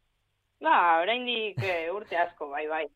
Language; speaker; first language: Basque; non-native, local second language; Spanish